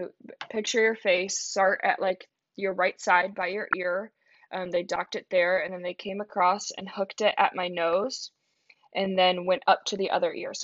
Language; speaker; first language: English; native; English